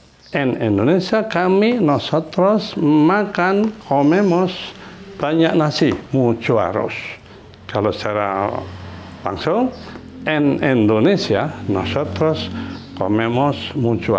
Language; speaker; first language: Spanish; non-native, fluent; Indonesian